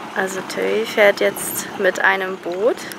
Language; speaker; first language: German; non-native, fluent; Vietnamese